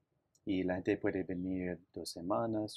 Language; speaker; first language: Spanish; non-native, fluent; English